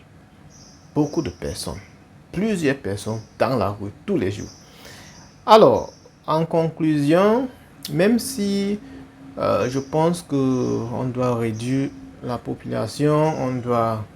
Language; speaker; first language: French; non-native, fluent; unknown